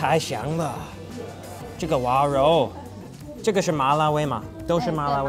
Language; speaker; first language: Chinese; non-native, learner; English